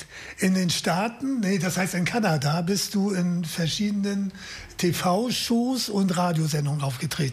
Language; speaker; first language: German; native; German